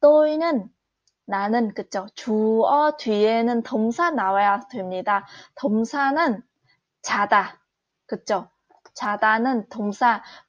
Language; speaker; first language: Korean; non-native, fluent; Vietnamese